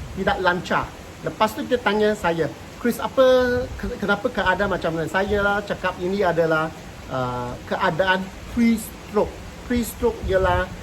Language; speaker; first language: Malay; non-native, local second language; Cantonese